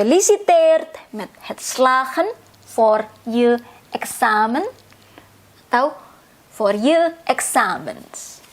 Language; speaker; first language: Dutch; non-native, fluent; Indonesian